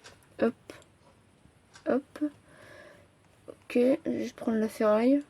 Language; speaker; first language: French; native; French